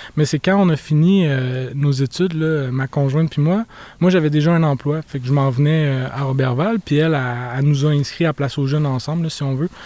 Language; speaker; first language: French; native; French